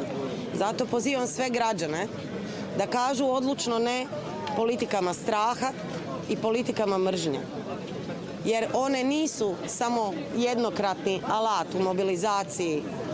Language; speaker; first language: Croatian; native; Croatian